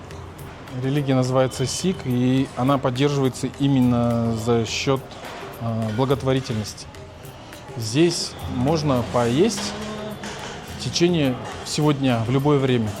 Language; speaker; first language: Russian; native; Russian